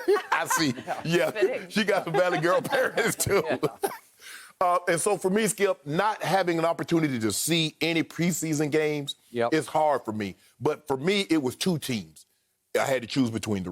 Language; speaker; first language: English; native; English